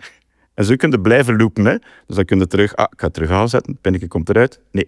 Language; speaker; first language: Dutch; native; Dutch